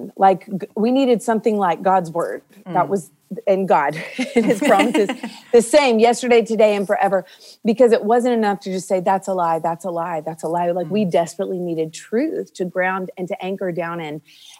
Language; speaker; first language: English; native; English